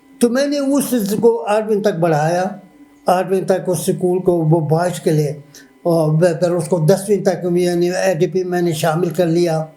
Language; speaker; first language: Urdu; non-native, local second language; Persian